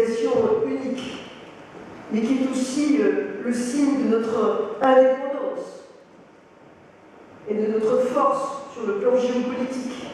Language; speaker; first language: French; native; French